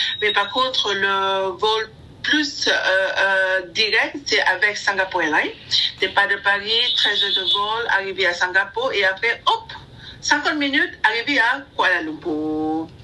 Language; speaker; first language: French; non-native, learner; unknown